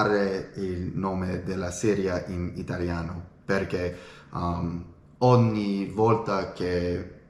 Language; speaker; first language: Italian; non-native, learner; English